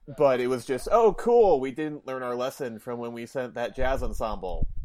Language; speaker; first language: English; native; English